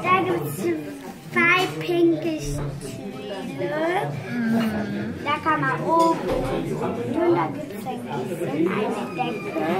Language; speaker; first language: German; non-native, learner; Polish